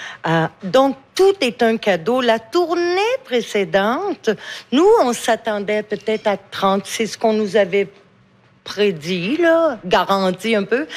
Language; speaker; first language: French; native; French